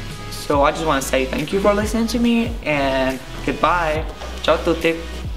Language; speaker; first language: English; non-native, fluent; Italian